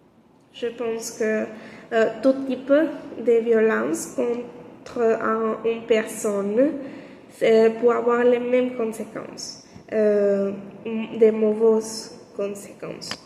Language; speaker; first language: French; non-native, learner; Spanish